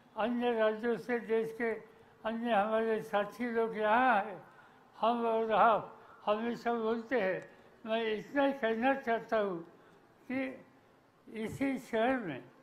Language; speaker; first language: Hindi; non-native, local second language; Marathi